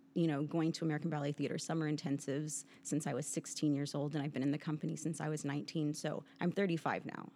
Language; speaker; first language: English; native; English